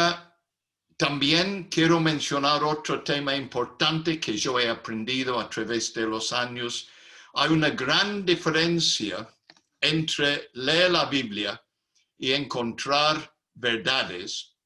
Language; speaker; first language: Spanish; non-native, fluent; English